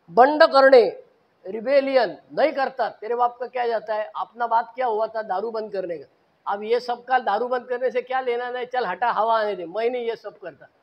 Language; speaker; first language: Hindi; non-native, local second language; Marathi